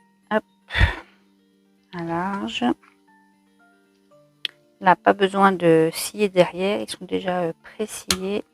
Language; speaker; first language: French; native; French